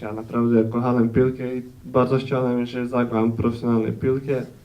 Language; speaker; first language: Polish; non-native, fluent; Bosnian